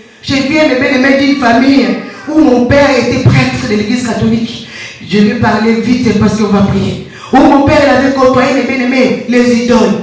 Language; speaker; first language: French; non-native, local second language; Lingala